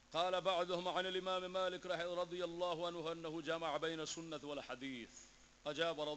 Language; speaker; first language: Urdu; native; Urdu